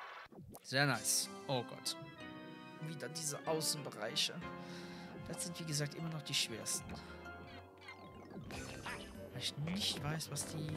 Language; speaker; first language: German; native; German